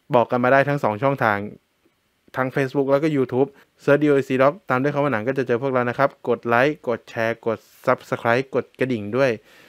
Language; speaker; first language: Thai; native; Thai